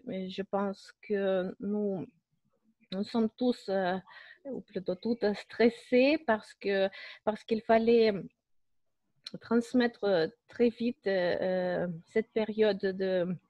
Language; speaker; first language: French; non-native, fluent; Russian